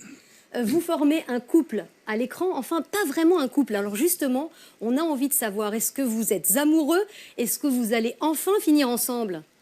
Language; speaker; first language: French; native; French